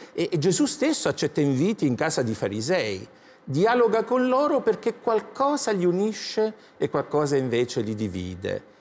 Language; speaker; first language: Italian; native; Italian